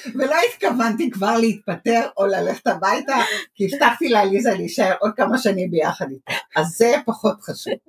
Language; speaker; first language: Hebrew; native; Hebrew